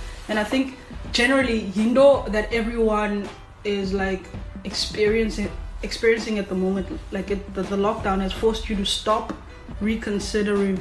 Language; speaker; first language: English; non-native, local second language; Xhosa